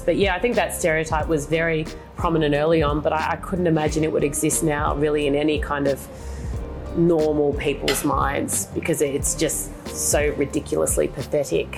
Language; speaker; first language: English; early bilingual, other home language; Indonesian